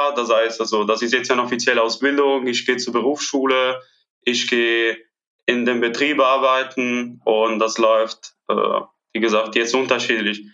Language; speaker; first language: German; non-native, fluent; Italian